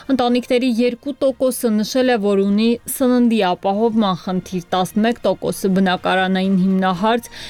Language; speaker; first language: Armenian; native; Armenian